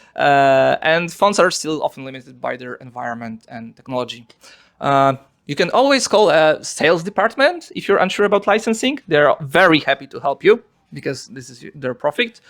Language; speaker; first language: English; non-native, fluent; Polish